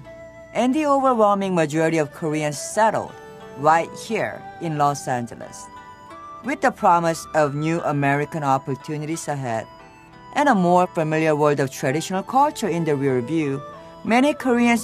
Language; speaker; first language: English; non-native, fluent; Korean